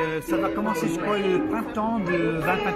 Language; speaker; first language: French; non-native, learner; English